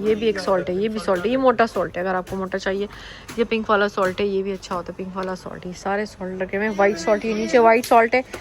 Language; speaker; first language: Urdu; native; Urdu